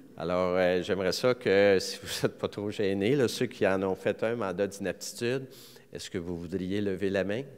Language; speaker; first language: French; native; French